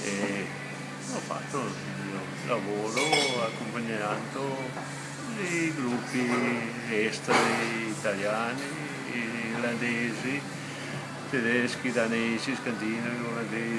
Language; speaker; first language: Italian; non-native, fluent; Danish